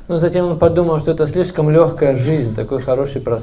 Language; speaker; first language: Russian; native; Russian